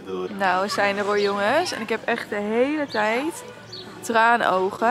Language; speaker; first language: Dutch; native; Dutch